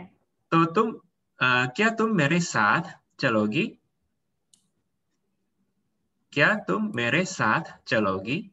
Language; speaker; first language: Hindi; non-native, fluent; Indonesian